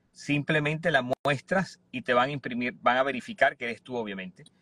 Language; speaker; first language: Spanish; native; Spanish